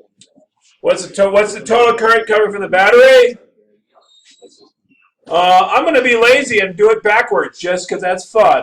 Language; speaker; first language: English; native; English